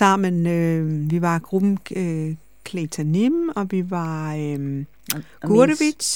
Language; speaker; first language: Danish; native; Danish